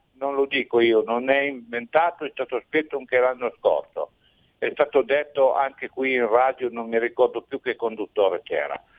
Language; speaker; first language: Italian; native; Italian